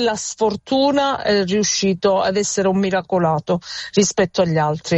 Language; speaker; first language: Italian; native; Italian